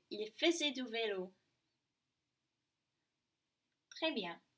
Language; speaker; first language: French; non-native, learner; English